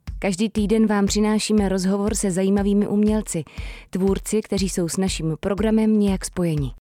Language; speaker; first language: Czech; non-native, fluent; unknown